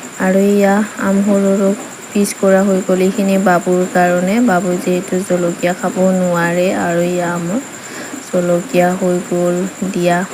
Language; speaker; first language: Assamese; non-native, local second language; Bodo